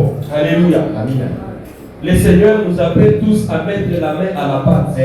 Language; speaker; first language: French; non-native, local second language; Bambara